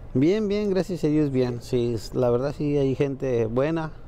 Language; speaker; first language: Spanish; native; Spanish